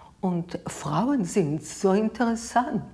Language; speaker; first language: German; non-native, fluent; Hebrew